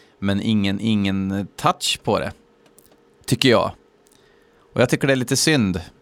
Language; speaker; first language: Swedish; native; Swedish